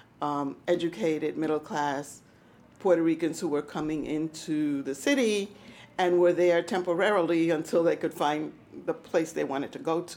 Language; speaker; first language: English; early bilingual, other home language; Spanish